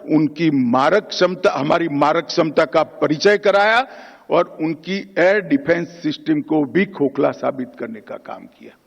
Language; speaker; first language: Hindi; non-native, local second language; Gujarati